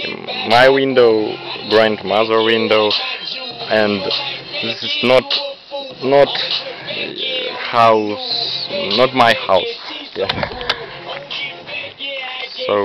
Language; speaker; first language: English; non-native, learner; Russian